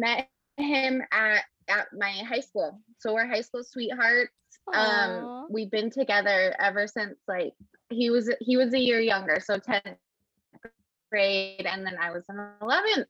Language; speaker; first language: English; native; English